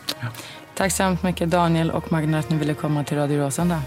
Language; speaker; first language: Swedish; native; Swedish